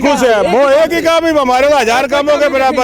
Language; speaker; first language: Hindi; native; Hindi